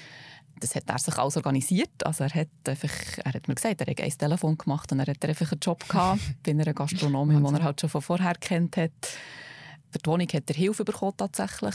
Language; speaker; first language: German; native; German